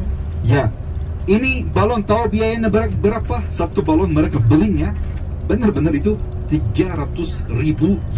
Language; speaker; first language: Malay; non-native, fluent; Turkish